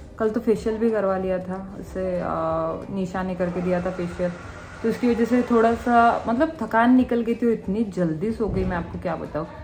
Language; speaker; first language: Hindi; native; Hindi